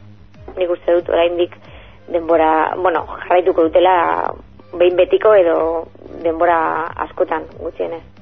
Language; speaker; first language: Basque; non-native, local second language; Spanish